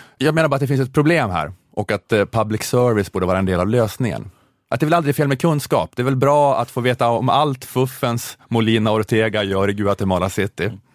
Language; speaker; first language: Swedish; native; Swedish